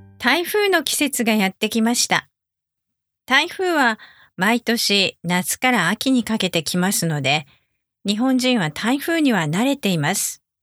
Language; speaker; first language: Japanese; native; Japanese